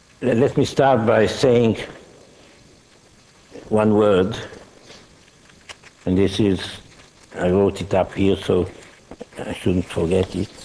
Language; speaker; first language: English; non-native, fluent; Hebrew